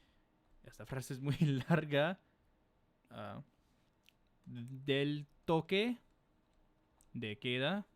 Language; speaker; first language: Spanish; non-native, fluent; English